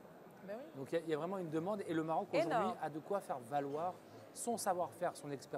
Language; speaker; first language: French; non-native, local second language; Arabic